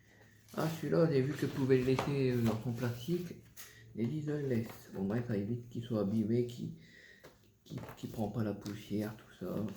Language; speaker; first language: French; native; French